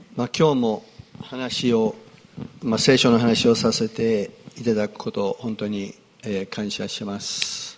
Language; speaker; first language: Japanese; non-native, fluent; English